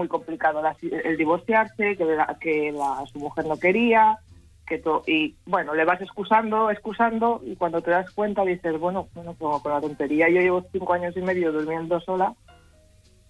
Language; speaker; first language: Spanish; native; Spanish